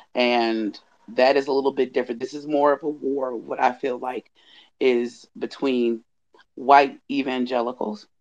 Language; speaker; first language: English; native; English